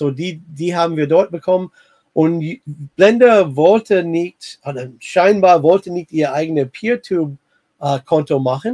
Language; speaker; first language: German; non-native, fluent; English